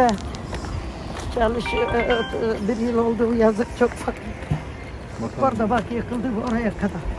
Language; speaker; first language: Turkish; non-native, local second language; Arabic